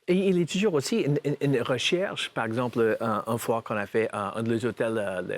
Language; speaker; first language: French; non-native, fluent; English